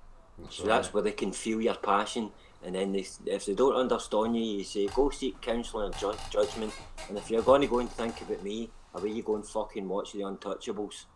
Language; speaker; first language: English; native; English